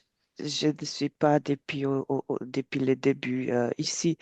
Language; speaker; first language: French; non-native, fluent; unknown